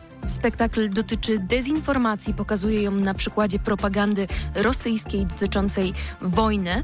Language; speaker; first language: Polish; native; Polish